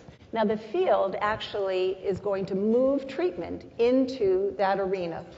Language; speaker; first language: English; native; English